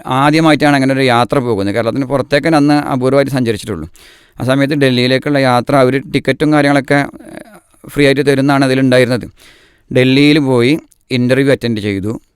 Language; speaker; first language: Malayalam; native; Malayalam